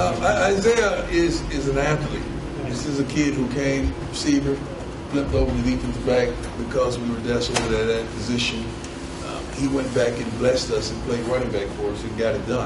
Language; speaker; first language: English; native; English